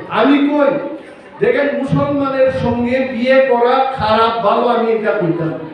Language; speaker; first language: Bangla; non-native, local second language; Kok Borok